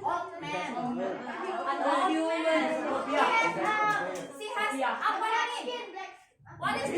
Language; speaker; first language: English; non-native, learner; Indonesian